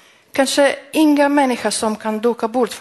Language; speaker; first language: Swedish; non-native, fluent; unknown